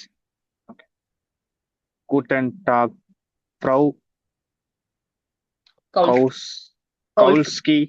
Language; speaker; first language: German; non-native, learner; Tamil